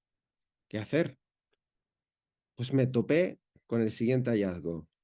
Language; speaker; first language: Spanish; native; Spanish